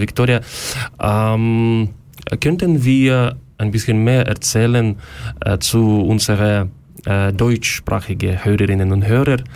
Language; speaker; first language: German; non-native, learner; Ukrainian